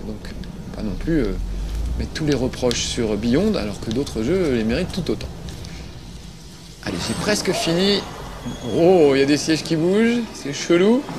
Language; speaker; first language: French; native; French